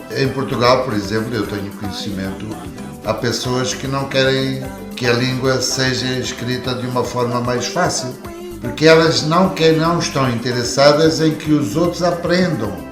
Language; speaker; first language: Portuguese; native; Portuguese